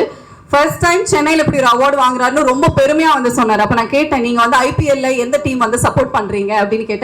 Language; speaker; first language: Tamil; native; Tamil